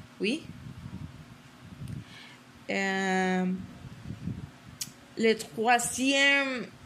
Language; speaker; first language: French; non-native, learner; Spanish